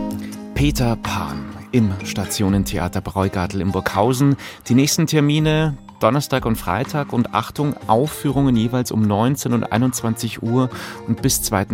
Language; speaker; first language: German; native; German